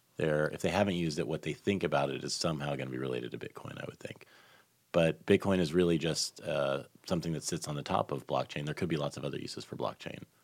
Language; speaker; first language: English; native; English